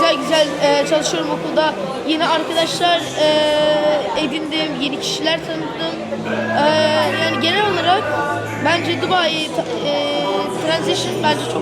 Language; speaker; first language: Turkish; early bilingual, heritage; Turkish